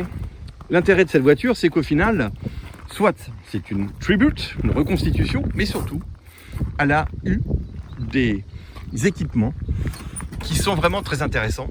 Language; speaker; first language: French; native; French